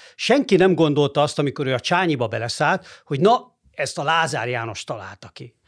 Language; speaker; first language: Hungarian; native; Hungarian